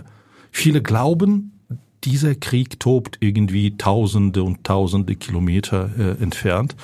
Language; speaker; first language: German; non-native, fluent; Ukrainian